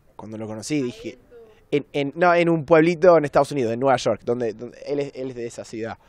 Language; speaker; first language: Spanish; non-native, fluent; English